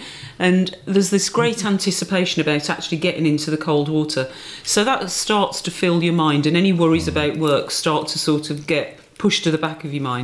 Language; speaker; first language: English; native; English